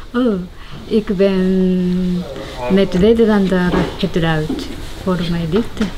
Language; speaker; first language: Dutch; non-native, learner; Japanese